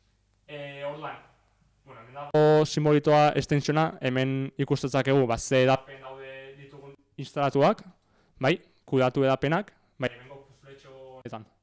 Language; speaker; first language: Basque; native; Basque